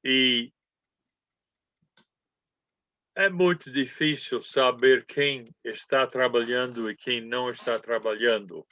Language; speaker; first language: Portuguese; non-native, fluent; English